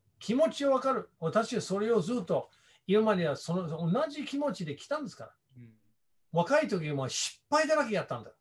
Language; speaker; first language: Japanese; non-native, fluent; English